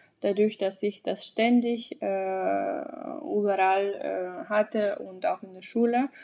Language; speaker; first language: German; non-native, fluent; Russian